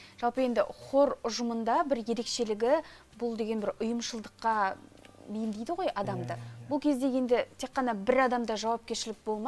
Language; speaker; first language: Kazakh; native; Kazakh